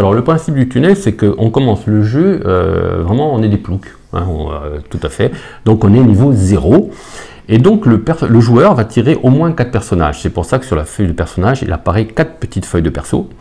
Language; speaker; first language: French; native; French